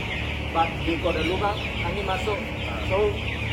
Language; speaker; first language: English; non-native, fluent; Malay